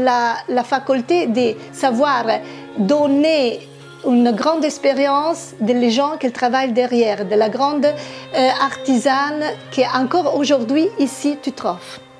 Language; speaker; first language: French; non-native, fluent; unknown